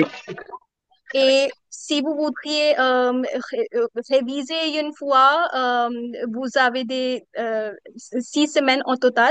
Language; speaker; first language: French; non-native, fluent; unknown